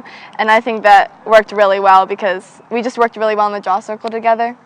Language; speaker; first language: English; native; English